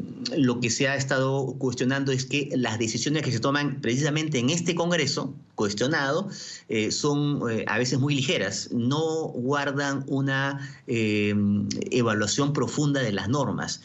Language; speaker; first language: Spanish; native; Spanish